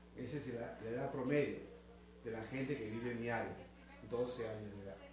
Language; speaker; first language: Spanish; native; Spanish